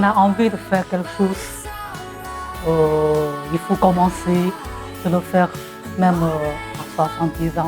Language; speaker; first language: French; non-native, fluent; Chinese